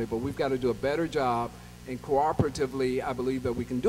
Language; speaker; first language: English; native; English